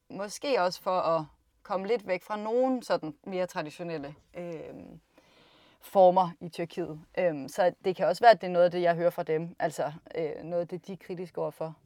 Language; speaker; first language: Danish; native; Danish